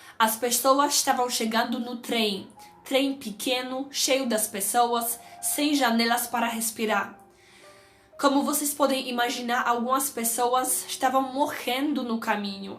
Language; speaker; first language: Portuguese; non-native, fluent; Polish